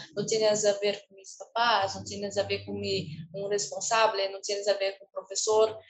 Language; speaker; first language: Spanish; non-native, learner; Portuguese